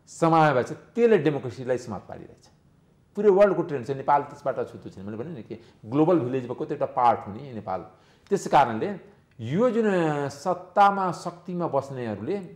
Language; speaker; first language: Nepali; native; Nepali